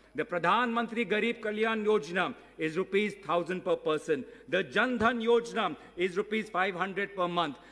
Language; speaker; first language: English; non-native, local second language; Assamese